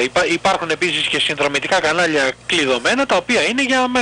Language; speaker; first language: Greek; native; Greek